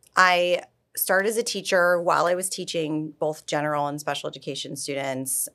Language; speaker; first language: English; native; English